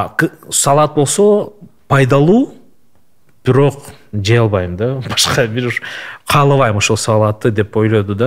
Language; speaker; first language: Kyrgyz; non-native, local second language; Russian